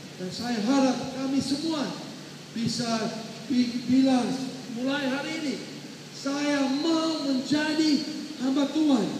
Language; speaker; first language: Indonesian; non-native, learner; English